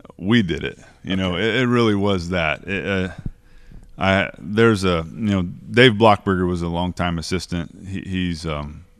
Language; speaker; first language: English; native; English